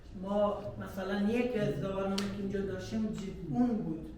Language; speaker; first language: Persian; native; Persian